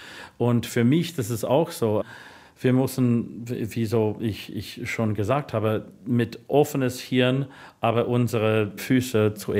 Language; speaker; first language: German; non-native, learner; English